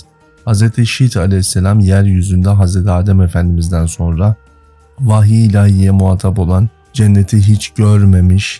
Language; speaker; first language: Turkish; native; Turkish